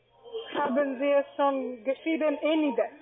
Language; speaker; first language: German; non-native, fluent; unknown